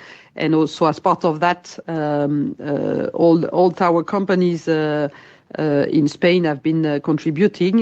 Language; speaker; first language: English; non-native, fluent; French